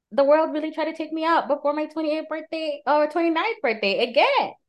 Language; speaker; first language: English; native; English